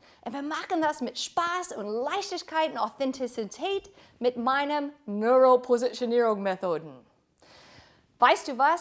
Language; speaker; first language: German; non-native, fluent; English